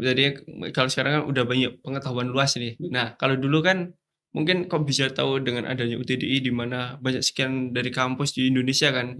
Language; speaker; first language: Indonesian; native; Indonesian